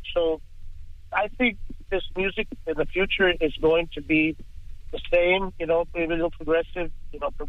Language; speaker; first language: English; early bilingual, other home language; Spanish